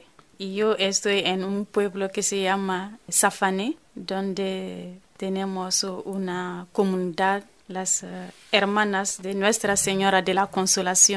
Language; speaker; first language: Spanish; non-native, fluent; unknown